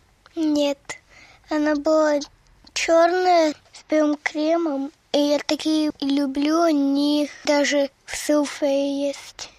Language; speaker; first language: Russian; early bilingual, heritage; Russian